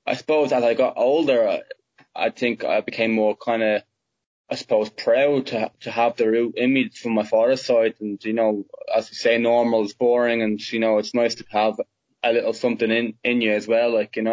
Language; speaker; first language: English; native; English